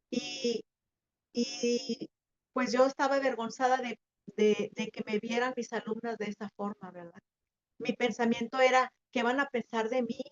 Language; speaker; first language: Spanish; native; Spanish